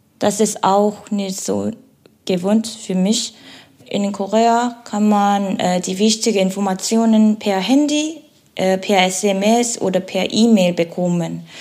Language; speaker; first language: German; non-native, learner; Korean